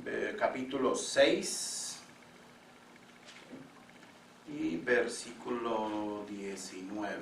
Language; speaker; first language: Spanish; native; Spanish